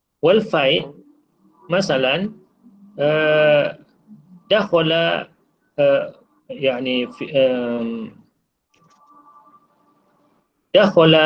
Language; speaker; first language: Arabic; non-native, fluent; Malay